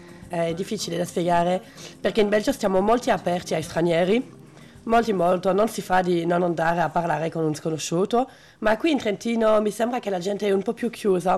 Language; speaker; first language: Italian; non-native, learner; French